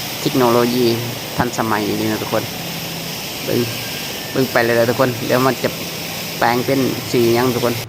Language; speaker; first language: Thai; non-native, local second language; Lao